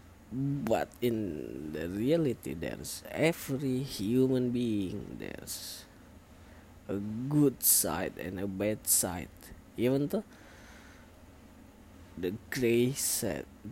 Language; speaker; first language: English; non-native, learner; Indonesian